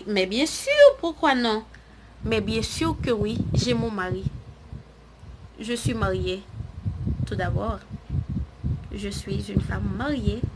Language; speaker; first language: French; non-native, learner; Haitian Creole